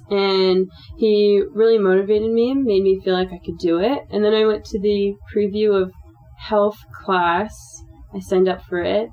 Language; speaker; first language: English; native; English